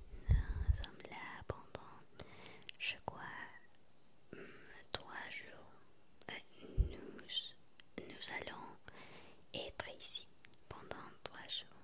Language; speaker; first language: French; non-native, learner; Spanish